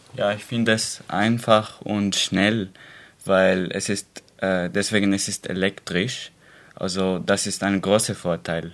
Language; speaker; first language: German; non-native, learner; Arabic